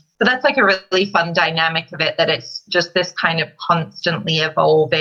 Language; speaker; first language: English; native; English